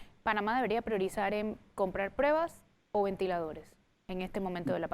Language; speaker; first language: Spanish; native; Spanish